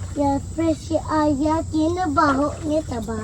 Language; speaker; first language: Filipino; early bilingual, heritage; Filipino